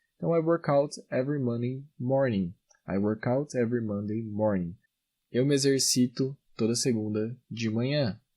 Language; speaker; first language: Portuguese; native; Portuguese